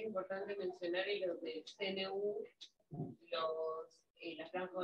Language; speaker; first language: Spanish; native; Spanish